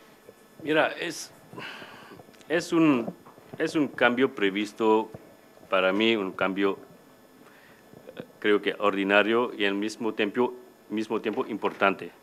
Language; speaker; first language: Spanish; non-native, fluent; English